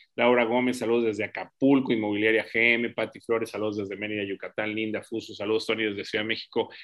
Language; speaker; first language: Spanish; native; Spanish